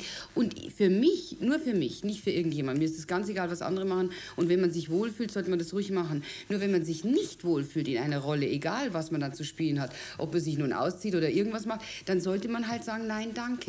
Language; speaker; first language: German; native; German